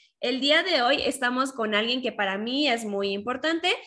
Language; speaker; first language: Spanish; native; Spanish